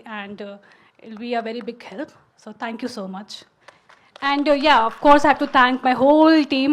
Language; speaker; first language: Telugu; non-native, fluent; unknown